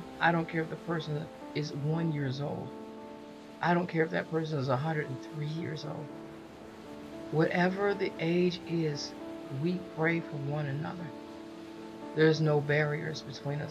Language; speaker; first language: English; native; English